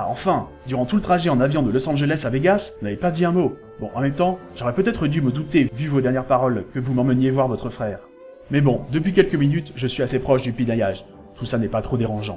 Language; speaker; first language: French; native; French